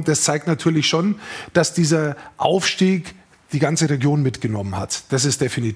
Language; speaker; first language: German; native; German